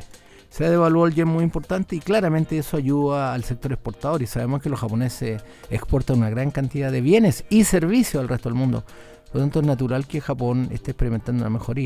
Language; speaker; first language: Spanish; native; Spanish